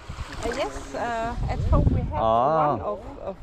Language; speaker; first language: English; non-native, learner; German